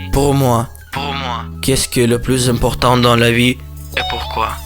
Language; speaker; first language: French; non-native, fluent; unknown